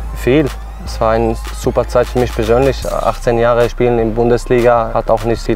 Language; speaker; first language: German; non-native, fluent; Swedish